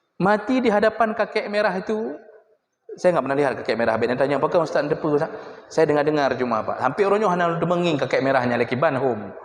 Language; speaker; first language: Malay; native; Malay